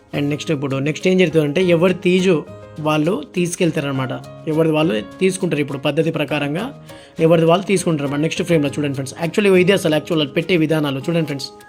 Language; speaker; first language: Telugu; non-native, local second language; Lambadi